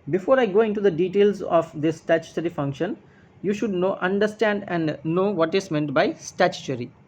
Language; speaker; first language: English; non-native, local second language; Tamil